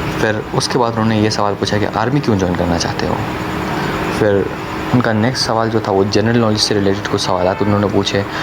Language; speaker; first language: Urdu; non-native, local second language; Khowar